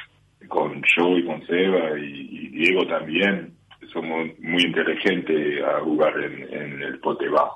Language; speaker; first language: Spanish; non-native, learner; English